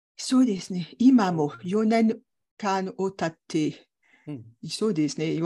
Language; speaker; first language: Japanese; non-native, learner; French